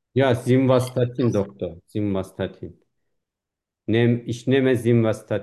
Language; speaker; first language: German; non-native, fluent; Turkish